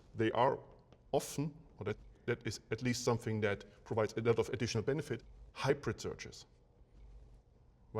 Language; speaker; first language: English; non-native, fluent; German